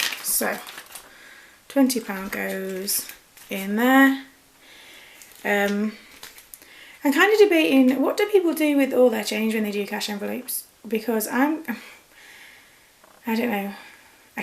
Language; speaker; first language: English; native; English